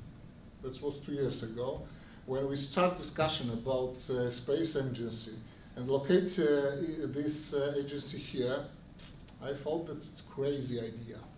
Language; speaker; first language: English; non-native, learner; Polish